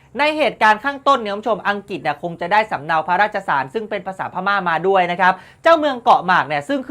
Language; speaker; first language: Thai; native; Thai